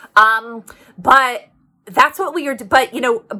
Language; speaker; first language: English; native; English